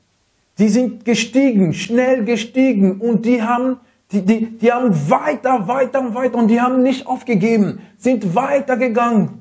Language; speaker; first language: German; non-native, fluent; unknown